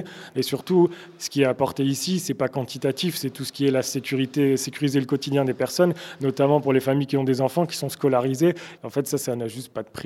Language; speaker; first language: French; native; French